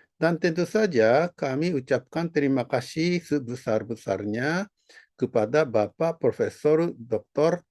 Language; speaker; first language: Indonesian; non-native, fluent; Japanese